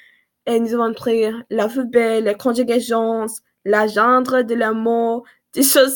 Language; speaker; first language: French; non-native, learner; English